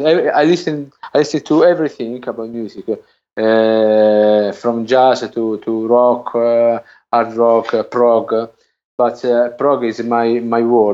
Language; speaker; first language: English; non-native, learner; Italian